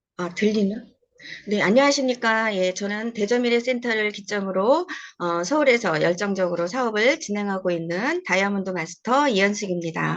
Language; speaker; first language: Korean; early bilingual, heritage; Korean